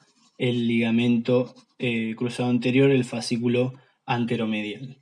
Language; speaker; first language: Spanish; native; Spanish